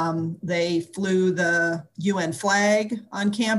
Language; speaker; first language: English; native; English